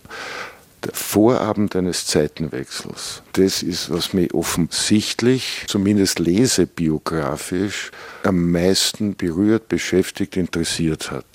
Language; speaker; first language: German; native; German